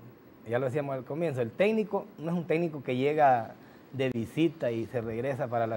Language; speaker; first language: Spanish; native; Spanish